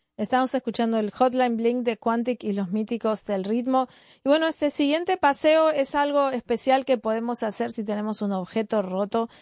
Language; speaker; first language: Spanish; native; Spanish